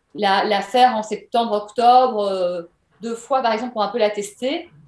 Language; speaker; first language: French; native; French